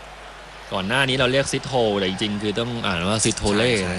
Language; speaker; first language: Thai; native; Thai